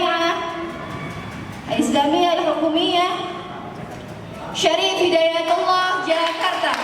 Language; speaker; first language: Arabic; non-native, fluent; Indonesian